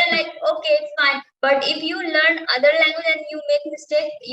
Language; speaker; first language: English; non-native, learner; Hindi